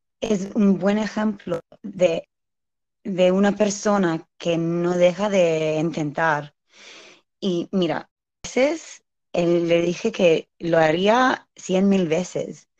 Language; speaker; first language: Spanish; non-native, learner; English